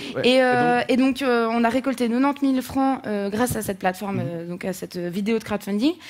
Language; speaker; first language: French; native; French